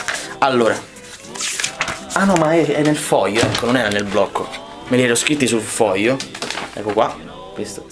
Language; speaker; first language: Italian; native; Italian